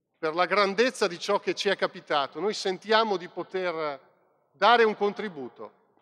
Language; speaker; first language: Italian; native; Italian